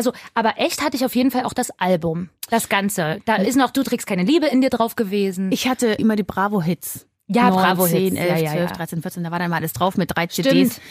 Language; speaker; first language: German; native; German